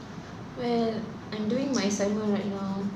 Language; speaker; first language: English; non-native, local second language; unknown